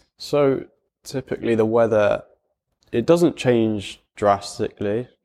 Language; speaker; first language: English; native; English